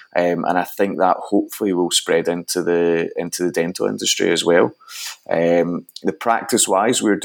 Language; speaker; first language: English; native; English